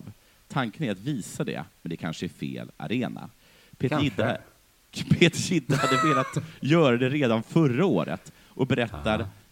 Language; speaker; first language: Swedish; native; Swedish